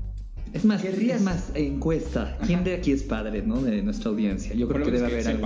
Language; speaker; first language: Spanish; native; Spanish